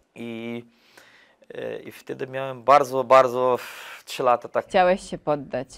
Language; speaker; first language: Polish; non-native, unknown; Portuguese